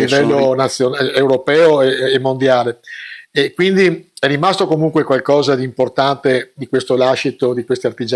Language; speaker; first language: Italian; native; Italian